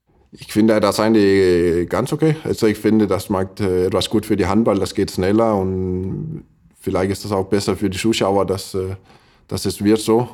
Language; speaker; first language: German; non-native, fluent; Danish